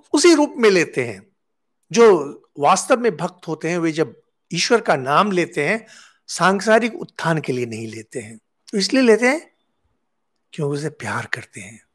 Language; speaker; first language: Hindi; non-native, local second language; Bangla